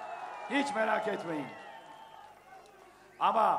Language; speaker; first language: Turkish; native; Turkish